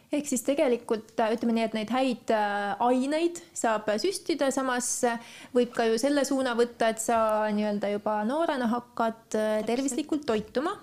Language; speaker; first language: Estonian; native; Estonian